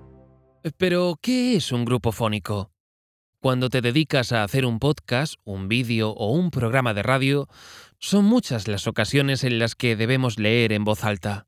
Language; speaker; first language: Spanish; native; Spanish